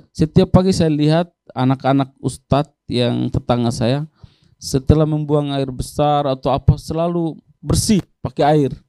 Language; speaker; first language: Indonesian; non-native, local second language; Tetum